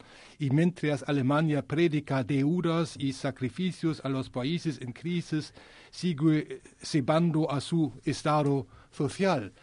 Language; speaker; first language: Spanish; non-native, learner; German